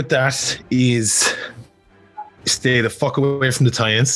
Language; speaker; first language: English; native; English